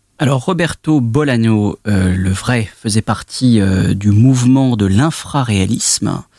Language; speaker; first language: French; native; French